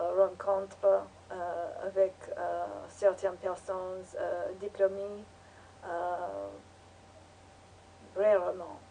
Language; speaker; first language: French; non-native, learner; English